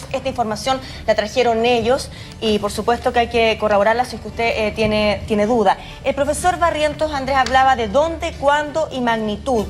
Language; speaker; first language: Spanish; native; Spanish